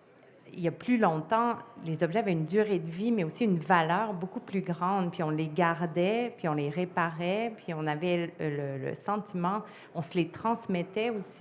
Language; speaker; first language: French; native; French